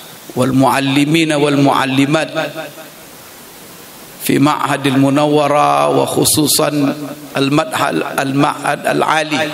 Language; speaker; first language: Arabic; non-native, fluent; Indonesian